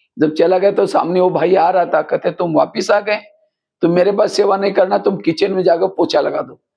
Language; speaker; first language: Hindi; non-native, local second language; Marathi